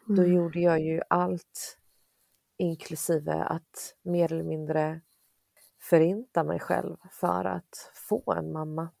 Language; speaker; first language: Swedish; early bilingual, other home language; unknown